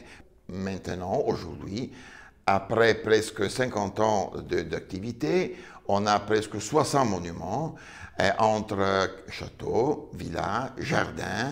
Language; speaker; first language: French; non-native, fluent; Italian